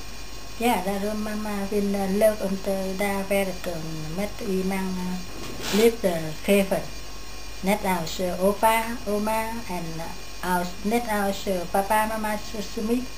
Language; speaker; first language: Dutch; non-native, learner; Vietnamese